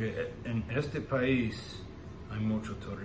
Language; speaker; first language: Spanish; non-native, learner; English